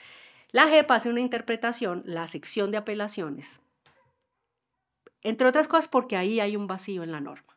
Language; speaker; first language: Spanish; native; Spanish